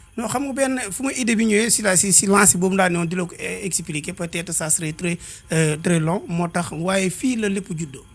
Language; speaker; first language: Wolof; native; Wolof